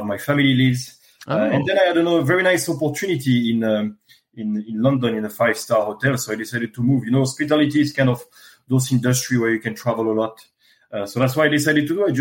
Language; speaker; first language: English; non-native, fluent; French